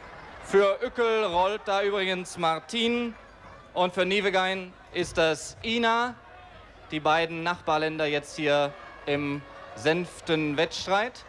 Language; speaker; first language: German; native; German